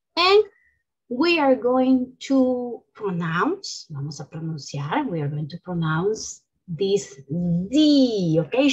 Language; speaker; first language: English; non-native, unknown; Spanish